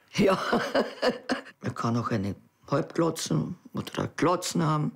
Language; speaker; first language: German; native; German